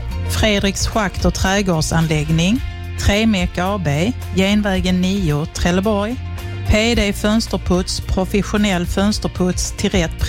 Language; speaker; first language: Swedish; native; Swedish